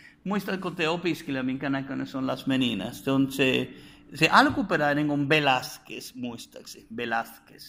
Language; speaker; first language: Finnish; non-native, fluent; Spanish